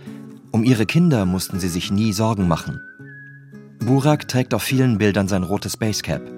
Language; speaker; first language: German; native; German